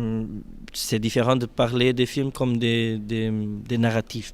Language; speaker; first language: French; non-native, fluent; Portuguese